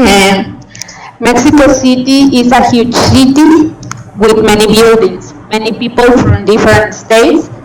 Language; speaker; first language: English; non-native, fluent; Spanish